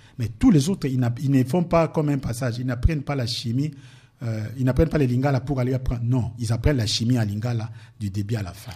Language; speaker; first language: French; non-native, local second language; Lingala